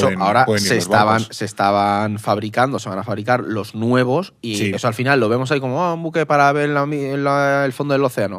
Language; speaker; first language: Spanish; native; Spanish